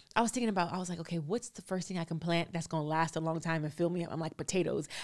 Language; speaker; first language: English; native; English